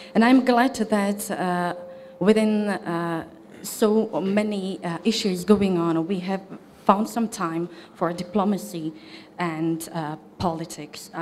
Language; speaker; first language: English; non-native, fluent; Slovak